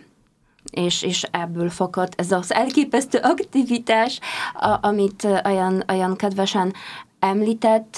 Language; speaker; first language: Hungarian; non-native, fluent; Polish